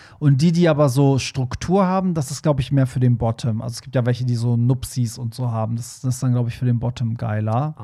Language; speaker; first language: German; native; German